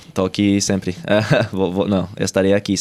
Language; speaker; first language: Portuguese; non-native, fluent; English